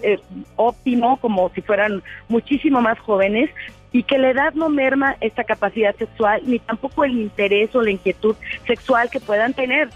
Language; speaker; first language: Spanish; native; Spanish